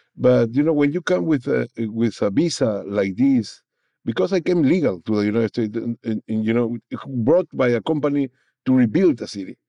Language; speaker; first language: English; non-native, learner; Spanish